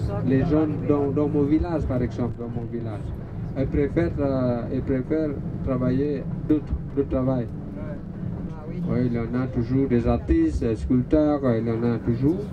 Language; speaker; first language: French; non-native, learner; Balinese